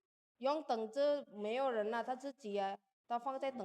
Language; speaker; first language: Chinese; non-native, fluent; Indonesian